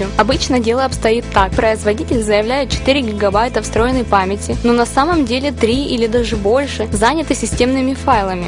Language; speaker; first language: Russian; native; Russian